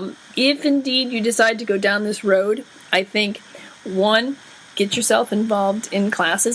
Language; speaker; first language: English; native; English